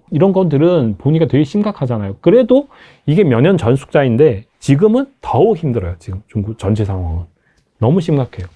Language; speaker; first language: Korean; non-native, fluent; Chinese